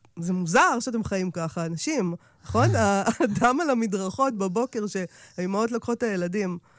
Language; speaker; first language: Hebrew; native; Hebrew